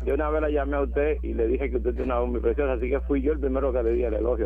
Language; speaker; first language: Spanish; native; Spanish